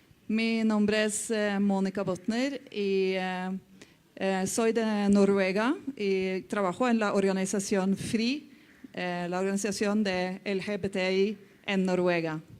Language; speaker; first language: Spanish; non-native, fluent; Norwegian